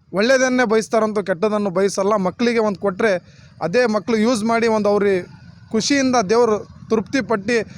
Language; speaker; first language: Kannada; non-native, local second language; Urdu